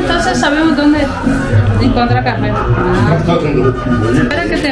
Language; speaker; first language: Spanish; non-native, fluent; Italian